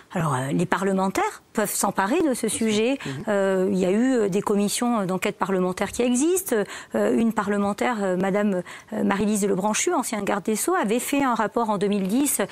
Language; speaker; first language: French; native; French